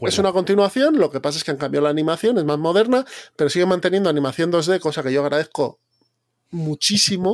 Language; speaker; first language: Spanish; native; Spanish